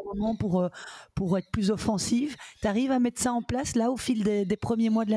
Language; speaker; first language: French; native; French